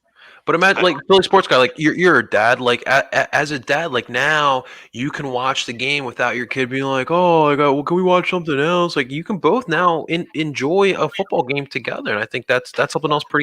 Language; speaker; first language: English; native; English